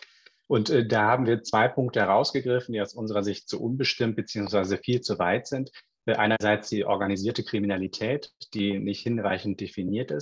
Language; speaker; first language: German; native; German